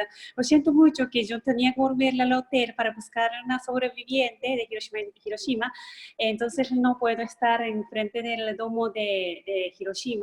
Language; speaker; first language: Spanish; non-native, fluent; Japanese